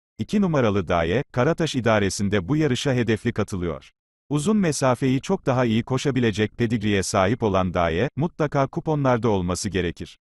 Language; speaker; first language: Turkish; native; Turkish